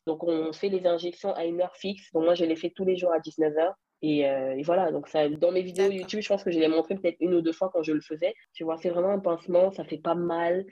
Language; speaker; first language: French; early bilingual, other home language; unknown